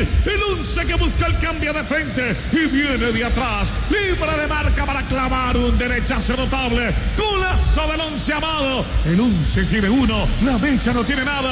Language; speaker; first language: Spanish; native; Spanish